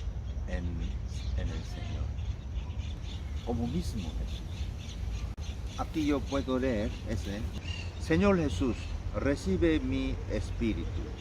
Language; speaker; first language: Spanish; non-native, learner; Korean